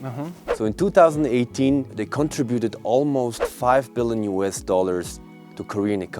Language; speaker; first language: English; non-native, local second language; Mongolian